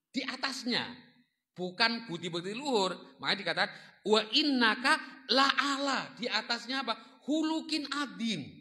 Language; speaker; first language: Indonesian; non-native, local second language; Javanese